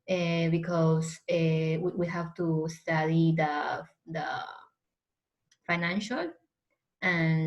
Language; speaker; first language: English; non-native, learner; Spanish